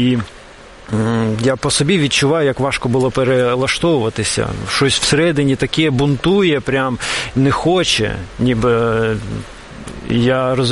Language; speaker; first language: Ukrainian; non-native, local second language; Russian